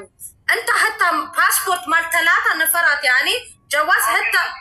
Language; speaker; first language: Arabic; non-native, learner; Amharic